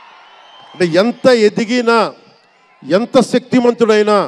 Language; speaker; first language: Telugu; native; Telugu